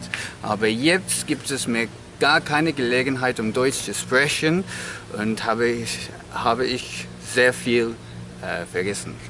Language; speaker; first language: German; non-native, learner; English